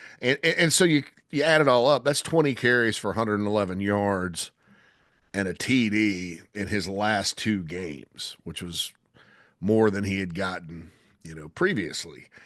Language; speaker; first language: English; native; English